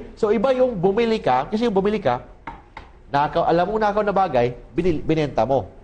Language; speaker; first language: Filipino; non-native, local second language; Cebuano